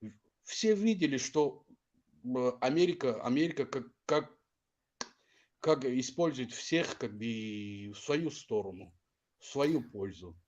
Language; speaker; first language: Russian; non-native, fluent; Tajik